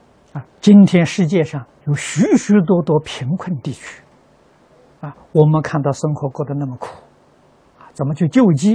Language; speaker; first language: Chinese; native; Chinese